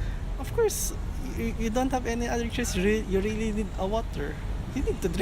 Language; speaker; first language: English; non-native, learner; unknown